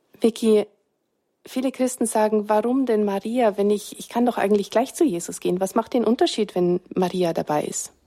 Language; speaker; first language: German; native; German